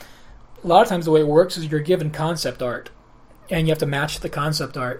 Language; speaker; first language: English; early bilingual, other home language; Greek